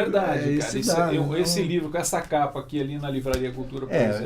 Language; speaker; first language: Portuguese; native; Portuguese